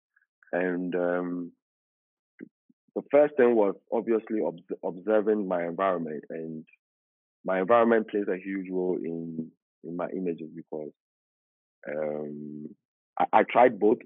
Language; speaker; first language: English; non-native, local second language; Akan